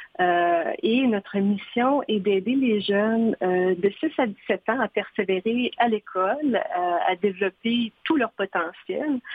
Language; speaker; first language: French; native; French